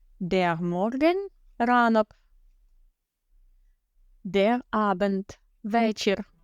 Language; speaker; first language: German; non-native, fluent; Ukrainian